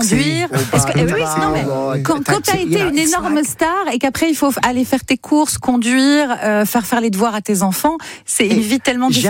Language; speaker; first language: French; native; French